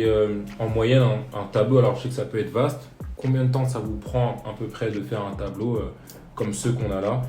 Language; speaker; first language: French; native; French